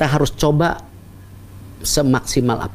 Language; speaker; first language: Indonesian; native; Indonesian